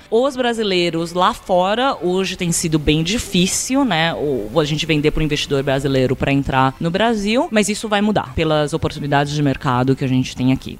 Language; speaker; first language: Portuguese; early bilingual, other home language; Chinese